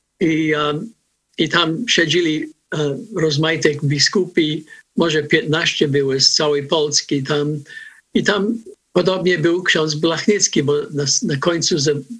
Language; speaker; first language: Polish; non-native, fluent; English